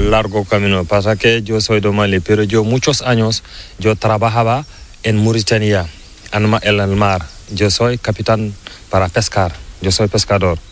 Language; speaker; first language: Spanish; non-native, learner; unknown